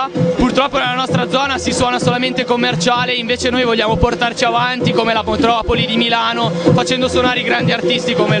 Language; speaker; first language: Italian; native; Italian